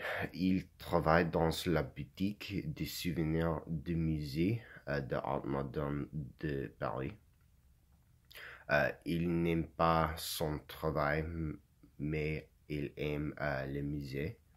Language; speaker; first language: French; non-native, learner; English